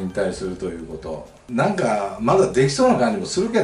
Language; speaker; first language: Japanese; native; Japanese